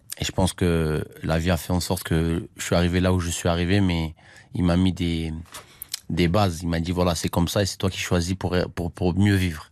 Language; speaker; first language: French; early bilingual, other home language; Armenian